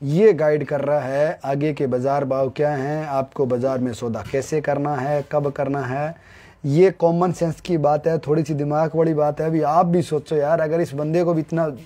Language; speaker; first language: Hindi; native; Hindi